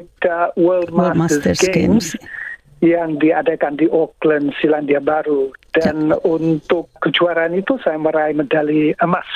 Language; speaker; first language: Indonesian; non-native, fluent; English